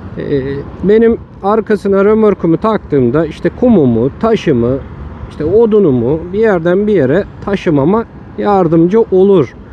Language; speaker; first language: Turkish; native; Turkish